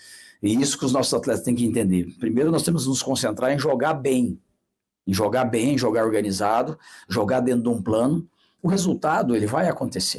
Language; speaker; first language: Portuguese; non-native, fluent; Spanish